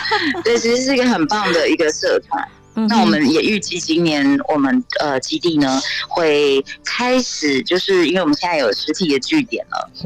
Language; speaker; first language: Chinese; native; Chinese